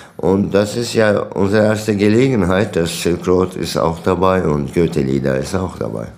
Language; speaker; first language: German; non-native, fluent; Turkish